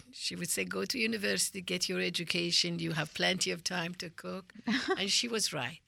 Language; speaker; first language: English; non-native, fluent; Persian